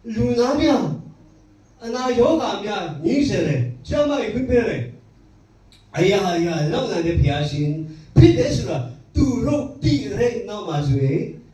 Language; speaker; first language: Burmese; non-native, local second language; Hakha Chin